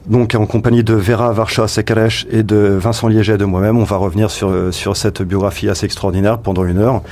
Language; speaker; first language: French; native; French